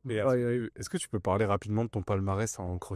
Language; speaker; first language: French; native; French